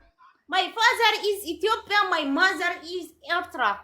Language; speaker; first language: English; non-native, learner; Amharic